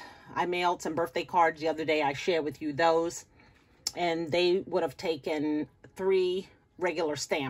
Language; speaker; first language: English; native; English